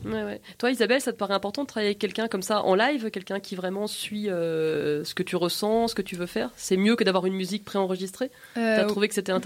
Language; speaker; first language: French; native; French